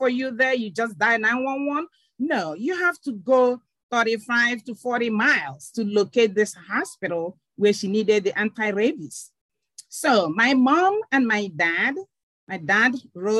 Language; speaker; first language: English; non-native, local second language; Igbo